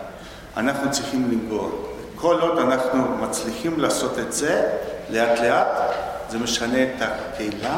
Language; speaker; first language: Hebrew; non-native, fluent; Spanish